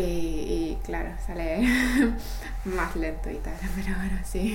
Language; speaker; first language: Spanish; non-native, fluent; English